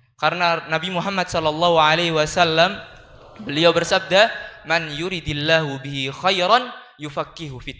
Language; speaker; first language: Indonesian; native; Indonesian